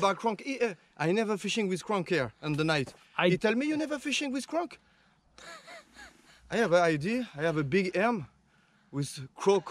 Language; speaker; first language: English; non-native, learner; French